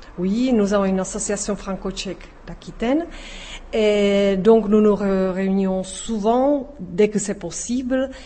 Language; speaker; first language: French; non-native, fluent; Czech